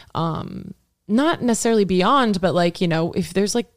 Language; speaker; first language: English; native; English